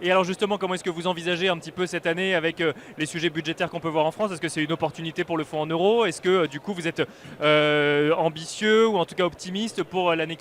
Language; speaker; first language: French; native; French